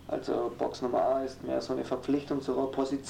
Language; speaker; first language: German; native; German